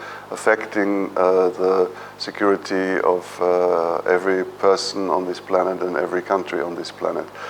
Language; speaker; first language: English; non-native, fluent; German